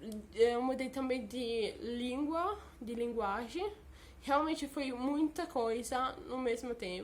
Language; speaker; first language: Portuguese; early bilingual, heritage; Portuguese